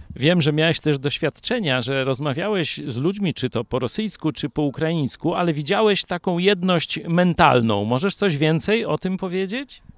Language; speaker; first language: Polish; native; Polish